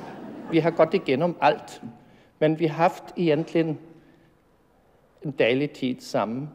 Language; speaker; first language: Danish; non-native, fluent; German